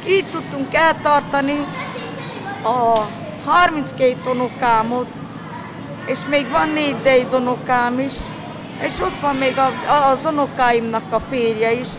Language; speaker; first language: Hungarian; native; Hungarian